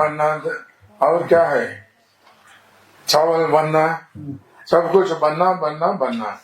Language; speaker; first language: Hindi; non-native, learner; Nepali